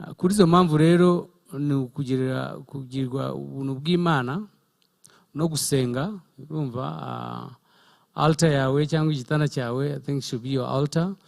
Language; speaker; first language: Kinyarwanda; early bilingual, heritage; Kinyarwanda